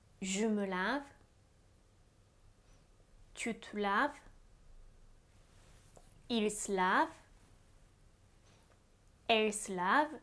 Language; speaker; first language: French; non-native, fluent; Japanese